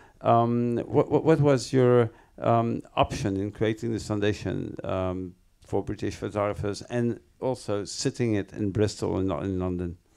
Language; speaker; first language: English; non-native, fluent; French